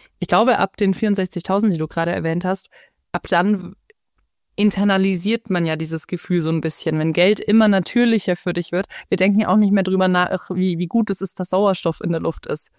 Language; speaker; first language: German; native; German